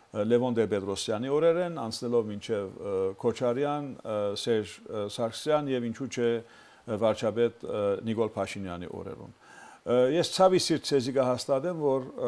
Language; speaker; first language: Armenian; early bilingual, heritage; Armenian